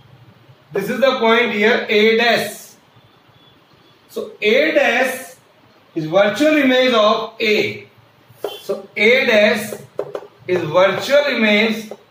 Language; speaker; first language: English; non-native, local second language; Hindi